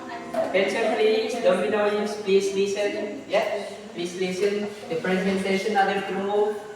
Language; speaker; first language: English; non-native, learner; Indonesian